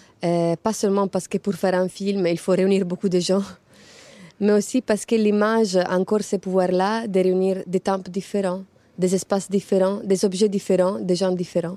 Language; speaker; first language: French; non-native, fluent; Italian